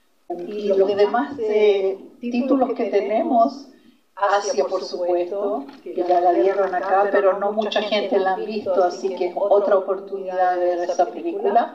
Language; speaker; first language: Spanish; non-native, fluent; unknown